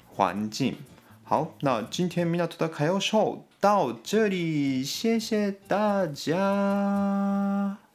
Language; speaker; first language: Chinese; non-native, fluent; Japanese